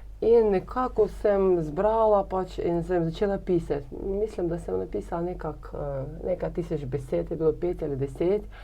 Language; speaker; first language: Slovenian; non-native, fluent; Ukrainian